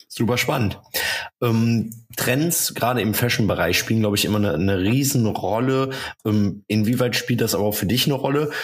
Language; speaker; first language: German; native; German